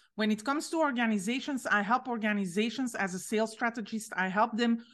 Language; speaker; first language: English; non-native, fluent; French